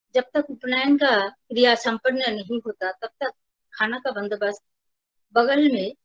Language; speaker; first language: Hindi; non-native, local second language; Bangla